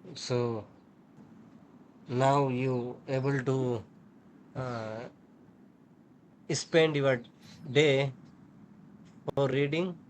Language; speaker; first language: English; non-native, learner; Urdu